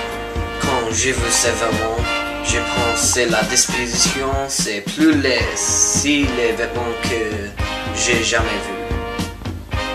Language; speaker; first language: French; non-native, learner; English